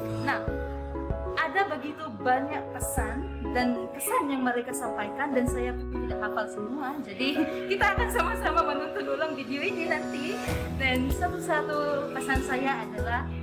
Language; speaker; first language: Indonesian; non-native, fluent; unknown